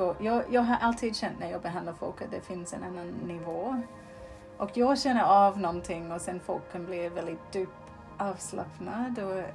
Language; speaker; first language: Swedish; non-native, fluent; English